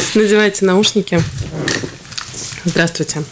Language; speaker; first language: Russian; native; Russian